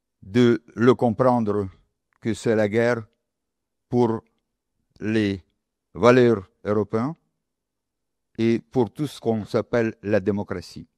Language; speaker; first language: French; non-native, local second language; Ukrainian